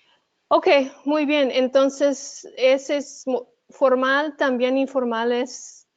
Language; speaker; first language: Spanish; early bilingual, heritage; Spanish